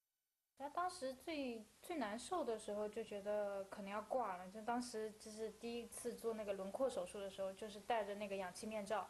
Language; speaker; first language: Chinese; native; Chinese